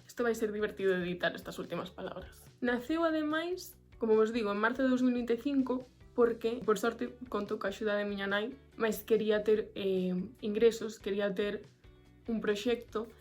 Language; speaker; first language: Galician; non-native, local second language; Spanish